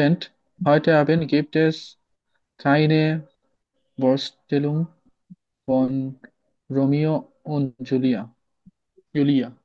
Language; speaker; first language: German; non-native, learner; Bangla